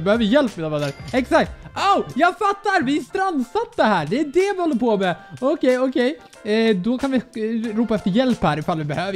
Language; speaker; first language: Swedish; native; Swedish